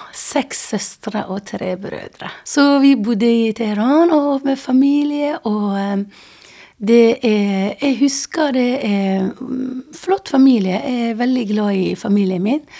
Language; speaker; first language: Norwegian; non-native, fluent; Persian